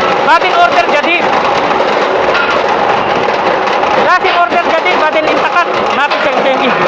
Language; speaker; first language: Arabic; non-native, learner; Filipino